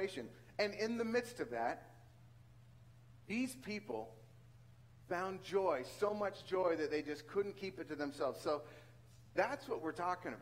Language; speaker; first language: English; native; English